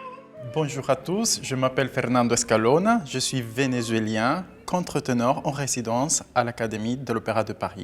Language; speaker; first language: French; non-native, fluent; Spanish